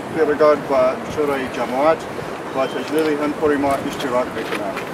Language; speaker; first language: Tajik; non-native, learner; English